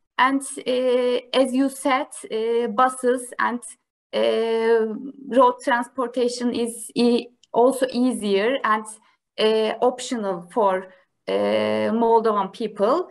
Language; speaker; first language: English; non-native, learner; Turkish